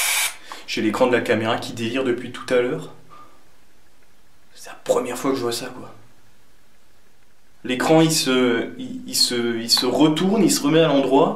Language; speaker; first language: French; native; French